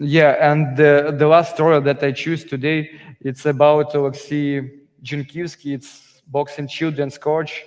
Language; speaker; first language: English; non-native, learner; Ukrainian